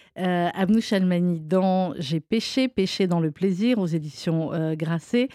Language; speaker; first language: French; native; French